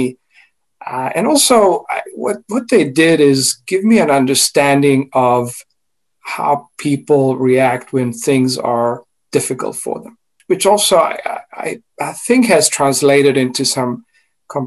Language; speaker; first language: English; non-native, fluent; Greek